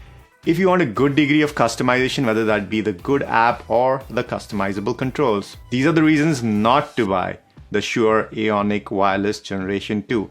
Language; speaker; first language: English; non-native, fluent; Dutch